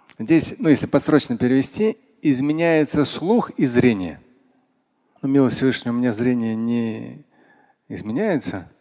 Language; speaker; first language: Russian; non-native, local second language; Tatar